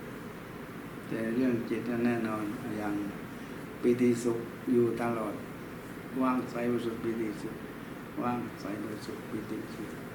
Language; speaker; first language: Thai; native; Thai